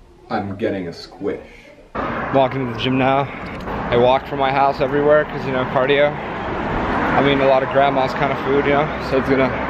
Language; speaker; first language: English; early bilingual, other home language; Russian